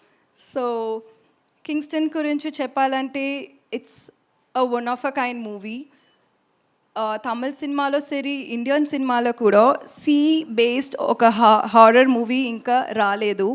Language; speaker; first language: Telugu; non-native, learner; Tamil